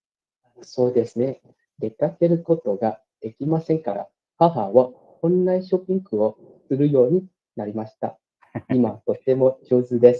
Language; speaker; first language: Japanese; non-native, learner; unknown